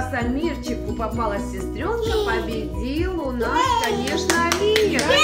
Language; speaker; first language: Russian; native; Russian